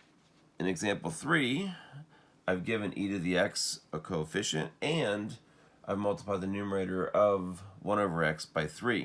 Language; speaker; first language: English; native; English